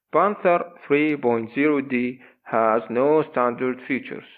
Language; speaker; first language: English; non-native, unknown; Arabic